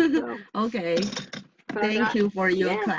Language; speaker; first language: English; non-native, learner; Chinese